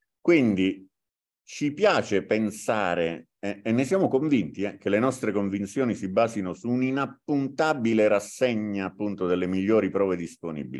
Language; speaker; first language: Italian; native; Italian